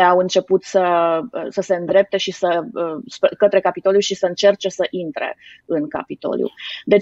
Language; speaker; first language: Romanian; native; Romanian